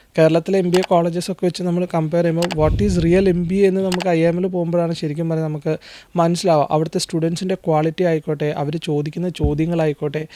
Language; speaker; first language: Malayalam; native; Malayalam